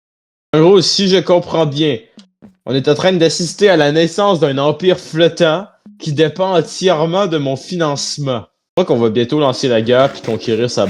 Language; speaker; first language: French; native; French